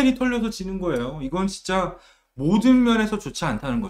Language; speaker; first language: Korean; native; Korean